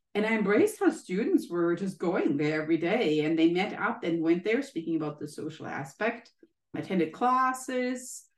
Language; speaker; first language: English; non-native, fluent; German